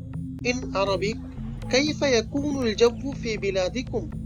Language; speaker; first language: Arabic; non-native, fluent; Urdu